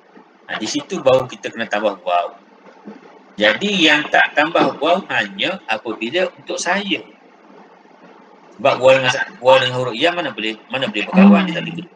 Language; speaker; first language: Malay; native; Malay